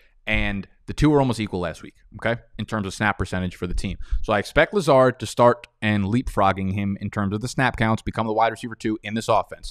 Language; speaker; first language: English; native; English